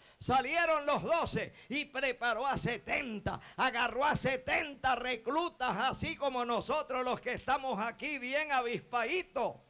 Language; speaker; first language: Spanish; native; Spanish